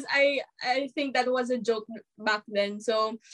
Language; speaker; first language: English; non-native, local second language; Filipino